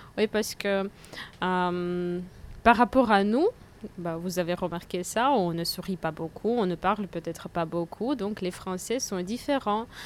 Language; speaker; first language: French; non-native, fluent; Russian